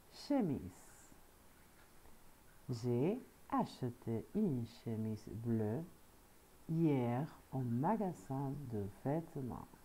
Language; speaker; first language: French; non-native, fluent; Spanish